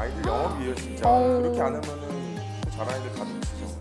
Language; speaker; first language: Korean; native; Korean